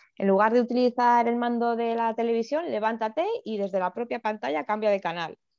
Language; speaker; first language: Spanish; native; Spanish